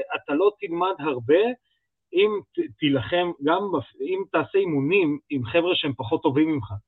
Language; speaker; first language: Hebrew; early bilingual, other home language; Russian